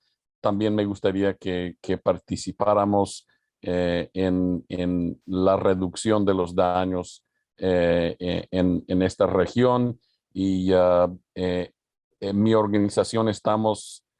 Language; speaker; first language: Spanish; early bilingual, other home language; English